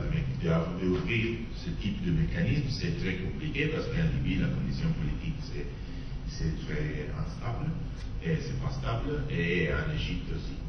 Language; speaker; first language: French; non-native, fluent; Italian